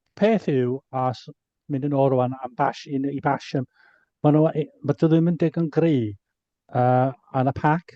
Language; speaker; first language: Welsh; non-native, fluent; English